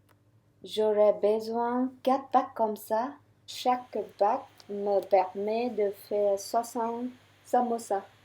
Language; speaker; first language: French; non-native, fluent; Vietnamese